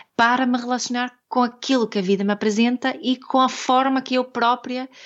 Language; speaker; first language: Portuguese; non-native, fluent; Swedish